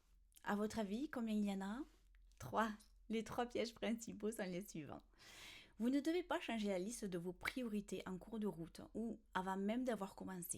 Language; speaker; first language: French; native; French